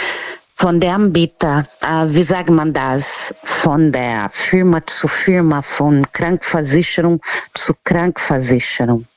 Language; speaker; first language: German; non-native, learner; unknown